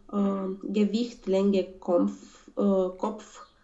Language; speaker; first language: German; non-native, learner; Romanian